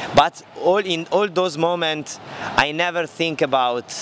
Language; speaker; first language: English; non-native, learner; Italian